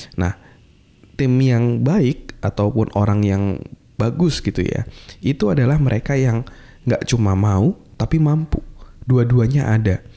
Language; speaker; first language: Indonesian; native; Indonesian